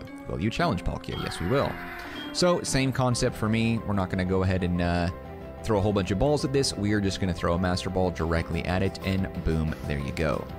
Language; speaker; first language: English; native; English